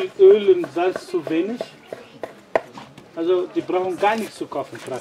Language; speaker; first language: German; non-native, learner; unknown